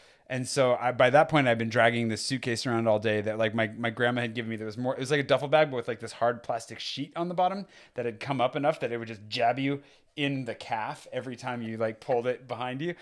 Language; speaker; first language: English; native; English